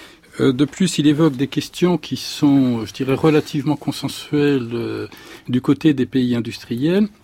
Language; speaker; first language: French; native; French